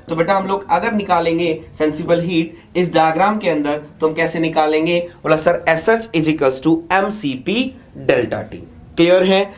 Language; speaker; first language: Hindi; native; Hindi